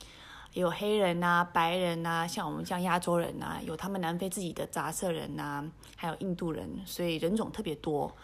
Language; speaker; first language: Chinese; early bilingual, heritage; Chinese